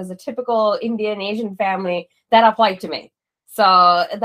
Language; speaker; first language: English; non-native, local second language; Kannada